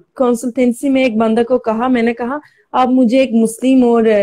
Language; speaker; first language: Hindi; non-native, learner; Turkish